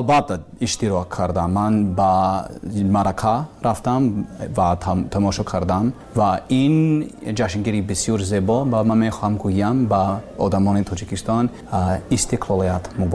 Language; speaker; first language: Persian; non-native, learner; English